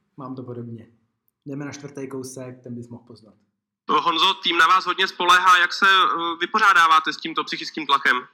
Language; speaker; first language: Czech; native; Czech